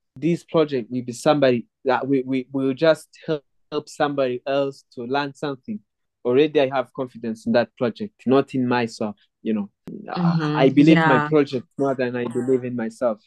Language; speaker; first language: English; non-native, local second language; Kinyarwanda